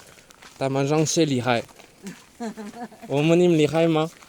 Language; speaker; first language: Chinese; non-native, learner; French